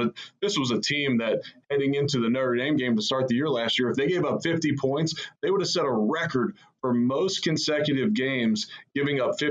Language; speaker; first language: English; native; English